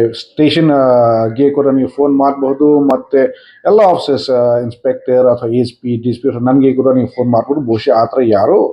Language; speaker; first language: Kannada; non-native, fluent; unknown